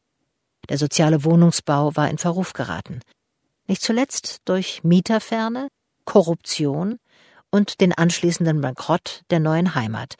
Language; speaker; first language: German; native; German